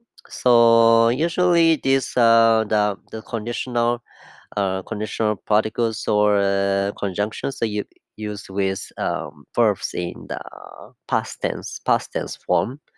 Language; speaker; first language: English; non-native, fluent; Japanese